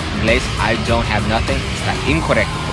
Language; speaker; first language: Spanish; non-native, fluent; English